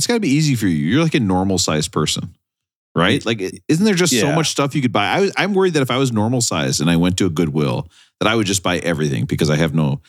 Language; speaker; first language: English; native; English